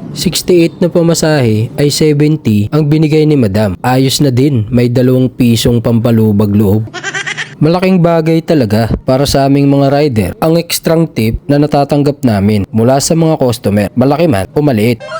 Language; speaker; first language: Filipino; native; Filipino